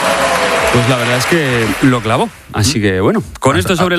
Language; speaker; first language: Spanish; native; Spanish